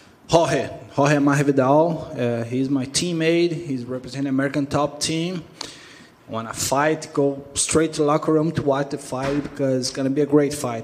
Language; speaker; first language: English; non-native, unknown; Portuguese